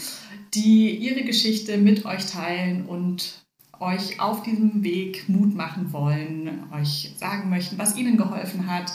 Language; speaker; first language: German; native; German